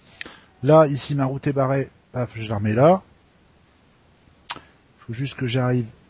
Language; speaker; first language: French; native; French